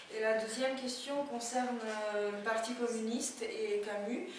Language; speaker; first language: French; non-native, fluent; Lithuanian